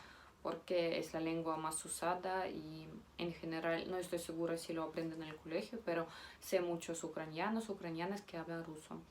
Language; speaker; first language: Spanish; non-native, fluent; Russian